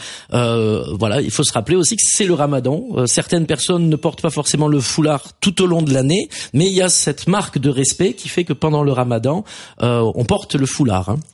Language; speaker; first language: French; native; French